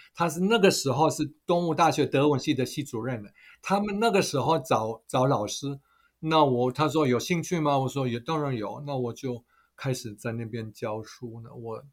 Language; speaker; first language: Chinese; non-native, fluent; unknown